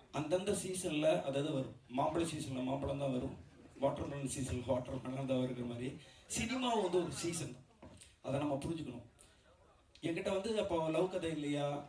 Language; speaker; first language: Tamil; native; Tamil